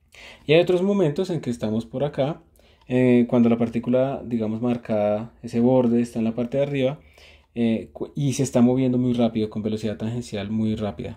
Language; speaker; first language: Spanish; native; Spanish